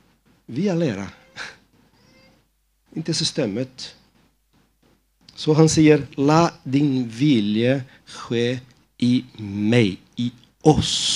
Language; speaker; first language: Swedish; non-native, fluent; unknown